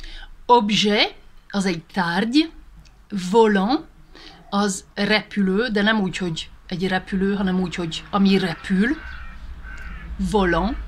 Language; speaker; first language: Hungarian; early bilingual, heritage; Hungarian